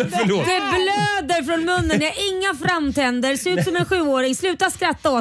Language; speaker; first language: Swedish; native; Swedish